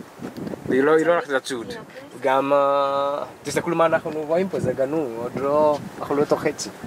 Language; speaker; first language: Hebrew; non-native, fluent; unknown